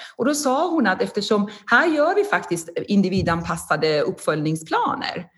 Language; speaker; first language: Swedish; non-native, fluent; Persian